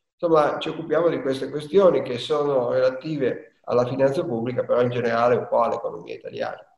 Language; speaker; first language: Italian; native; Italian